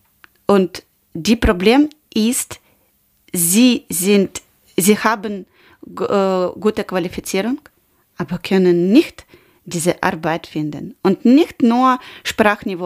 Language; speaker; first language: German; non-native, learner; Ukrainian